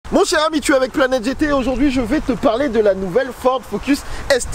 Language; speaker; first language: French; native; French